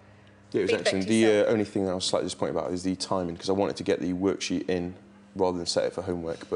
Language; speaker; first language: English; native; English